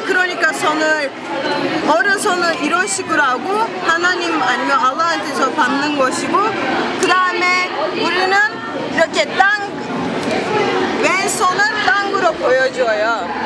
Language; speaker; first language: Korean; non-native, fluent; Turkish